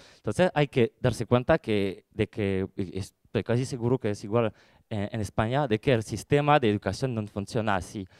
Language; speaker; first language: Spanish; non-native, fluent; French